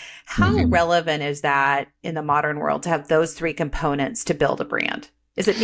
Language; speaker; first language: English; native; English